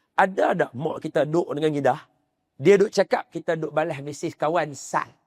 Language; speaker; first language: Malay; native; Malay